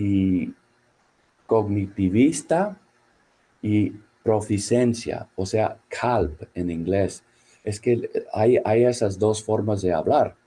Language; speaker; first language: Spanish; non-native, fluent; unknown